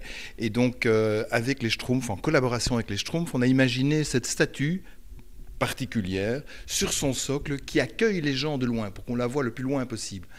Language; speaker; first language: French; native; French